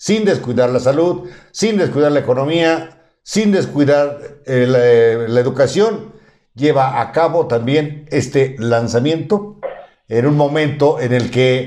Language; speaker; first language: Spanish; native; Spanish